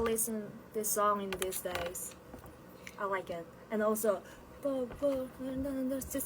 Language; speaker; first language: English; non-native, learner; Korean